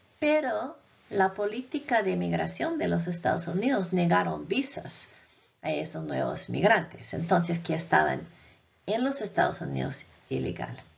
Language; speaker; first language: Spanish; non-native, fluent; English